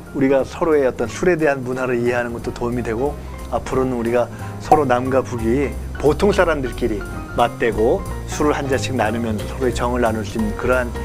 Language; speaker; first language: Korean; native; Korean